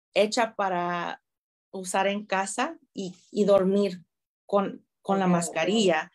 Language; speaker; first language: Spanish; early bilingual, heritage; Spanish